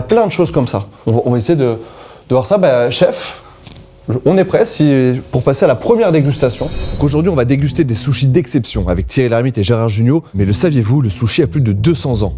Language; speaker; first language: French; native; French